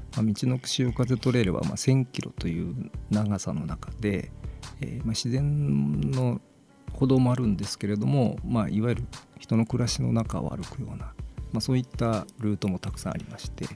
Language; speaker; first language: Japanese; native; Japanese